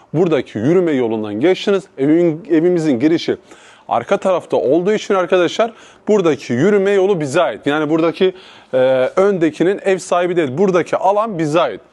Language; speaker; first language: Turkish; native; Turkish